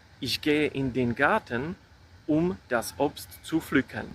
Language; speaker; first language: German; non-native, fluent; Polish